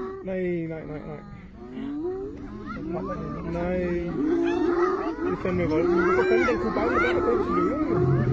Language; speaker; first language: Danish; native; Danish